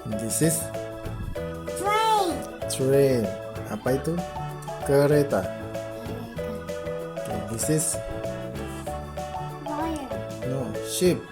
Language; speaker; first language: English; non-native, learner; Indonesian